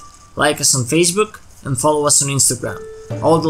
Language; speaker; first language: English; non-native, fluent; Serbian